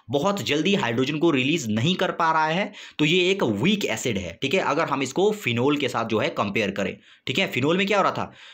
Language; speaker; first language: Hindi; native; Hindi